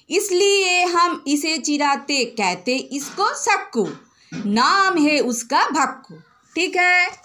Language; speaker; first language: Hindi; non-native, local second language; Bangla